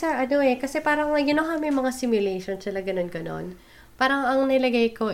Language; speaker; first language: English; non-native, local second language; Filipino